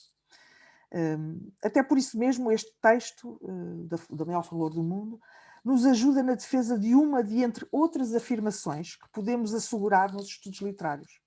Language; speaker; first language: Portuguese; native; Portuguese